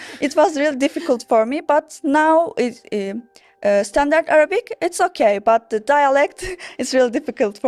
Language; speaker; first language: English; non-native, learner; Turkish